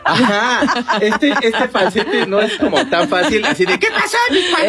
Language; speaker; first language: Spanish; native; Spanish